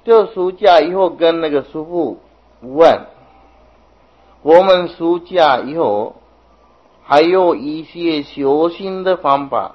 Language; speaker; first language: Chinese; non-native, fluent; Sinhala